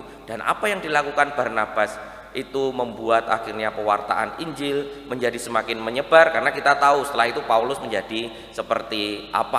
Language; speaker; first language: Indonesian; non-native, local second language; Javanese